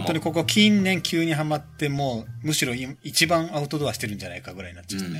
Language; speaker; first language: Japanese; native; Japanese